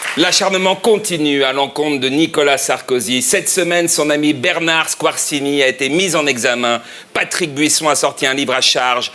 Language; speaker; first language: French; native; French